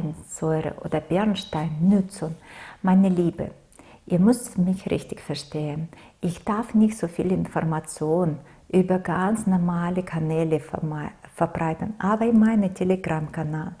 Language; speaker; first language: German; non-native, fluent; Russian